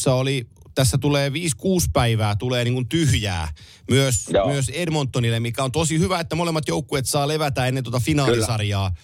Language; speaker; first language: Finnish; native; Finnish